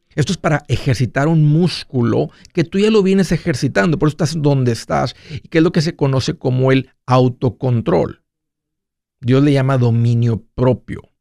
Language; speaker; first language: Spanish; native; Spanish